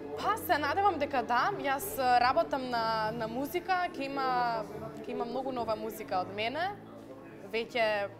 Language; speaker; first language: Macedonian; native; Macedonian